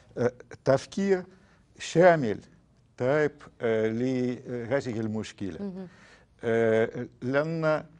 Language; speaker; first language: Arabic; non-native, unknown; Russian